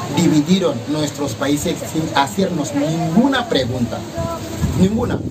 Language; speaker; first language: Spanish; non-native, fluent; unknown